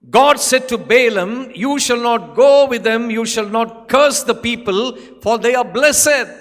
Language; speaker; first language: English; non-native, local second language; Tamil